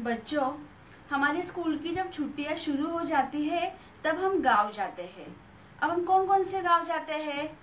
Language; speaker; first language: Hindi; non-native, local second language; Marathi